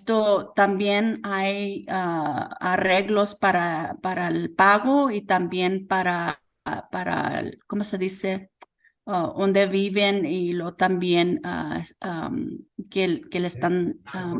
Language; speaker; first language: Spanish; early bilingual, heritage; Spanish